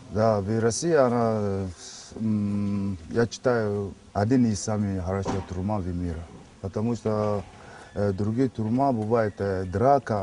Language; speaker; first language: Russian; non-native, learner; Arabic